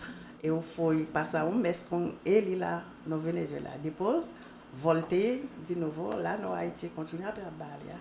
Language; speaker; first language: Portuguese; non-native, learner; Haitian Creole